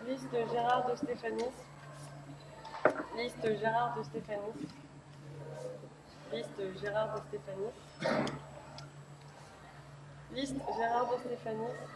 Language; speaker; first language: French; native; French